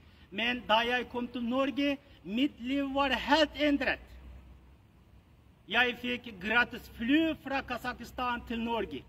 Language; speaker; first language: Norwegian; non-native, learner; Uyghur